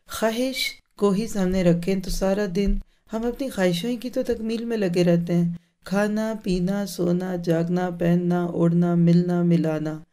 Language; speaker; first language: Urdu; native; Urdu